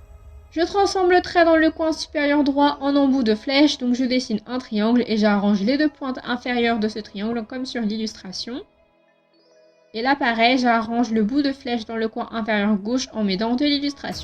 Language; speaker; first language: French; native; French